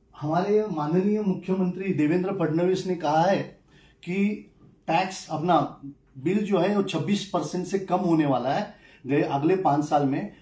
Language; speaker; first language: Hindi; non-native, local second language; Marathi